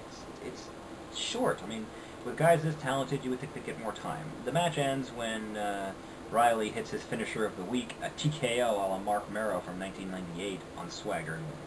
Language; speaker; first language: English; native; English